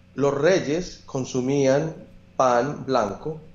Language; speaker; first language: Spanish; native; Spanish